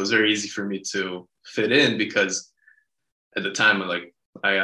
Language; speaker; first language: English; early bilingual, other home language; Hebrew